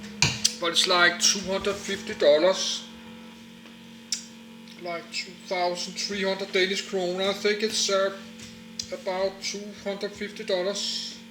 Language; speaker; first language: English; non-native, learner; Danish